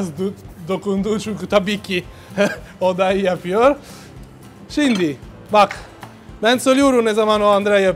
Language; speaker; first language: Turkish; non-native, learner; Italian